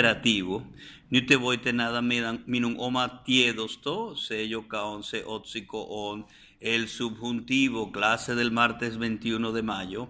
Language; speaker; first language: Finnish; non-native, fluent; Spanish